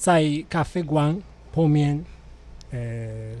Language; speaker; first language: Chinese; non-native, fluent; Italian